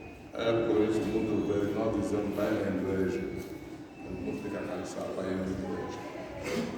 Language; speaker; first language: Portuguese; non-native, learner; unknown